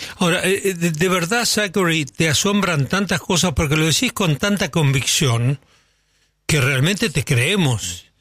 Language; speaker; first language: Spanish; native; Spanish